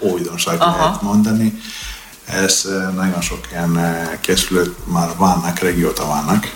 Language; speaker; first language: Hungarian; non-native, learner; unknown